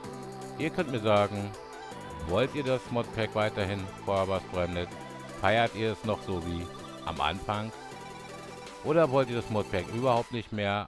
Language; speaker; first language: German; native; German